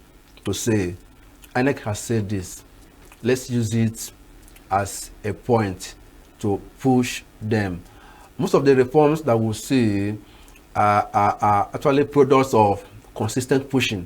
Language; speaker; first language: English; non-native, local second language; Igbo